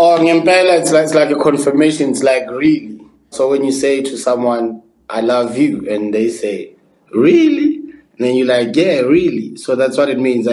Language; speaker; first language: English; non-native, local second language; Zulu